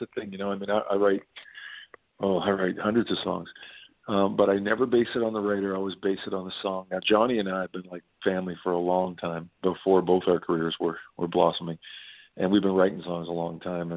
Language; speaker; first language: English; native; English